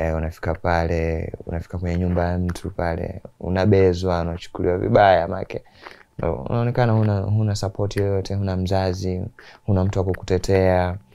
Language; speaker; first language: Swahili; native; Swahili